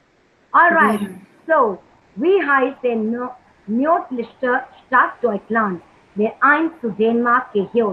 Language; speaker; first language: German; non-native, learner; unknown